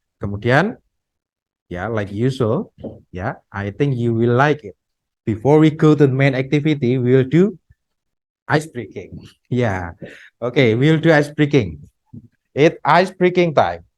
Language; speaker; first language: English; non-native, fluent; Indonesian